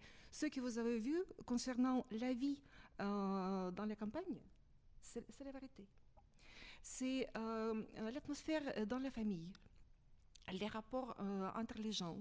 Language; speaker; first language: French; non-native, fluent; Russian